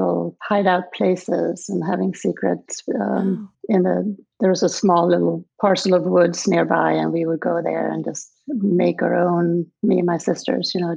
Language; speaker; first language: English; non-native, fluent; Swedish